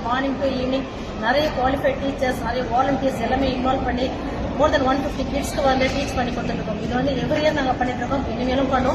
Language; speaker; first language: Tamil; early bilingual, heritage; Tamil